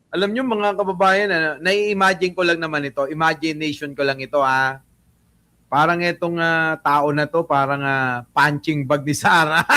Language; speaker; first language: Filipino; non-native, local second language; Iloko